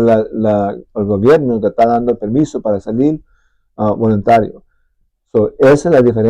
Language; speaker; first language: Spanish; early bilingual, heritage; Spanish